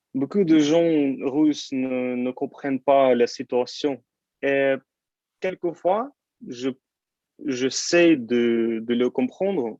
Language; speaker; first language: French; non-native, learner; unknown